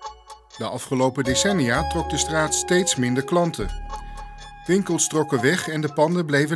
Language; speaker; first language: Dutch; native; Dutch